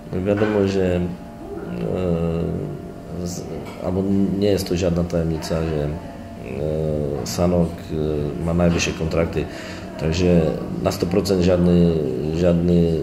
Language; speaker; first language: Polish; non-native, learner; Slovak